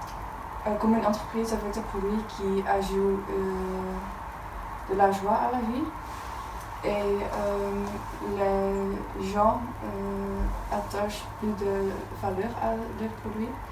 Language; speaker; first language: French; non-native, learner; Dutch